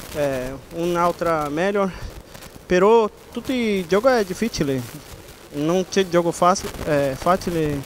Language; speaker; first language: Italian; non-native, learner; Portuguese